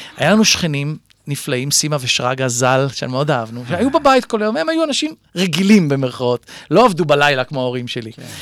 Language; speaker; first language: Hebrew; native; Hebrew